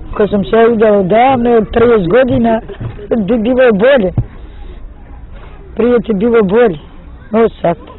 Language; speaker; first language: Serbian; non-native, local second language; Romany